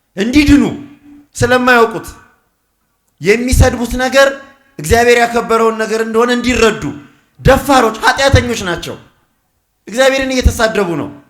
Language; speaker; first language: Amharic; native; Amharic